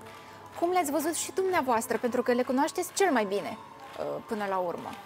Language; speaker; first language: Romanian; native; Romanian